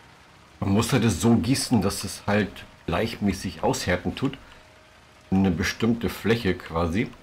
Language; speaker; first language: German; native; German